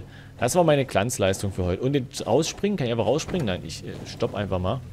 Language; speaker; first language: German; native; German